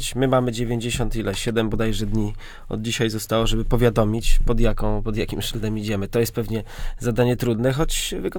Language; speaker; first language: Polish; native; Polish